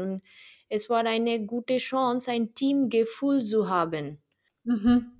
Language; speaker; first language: German; non-native, learner; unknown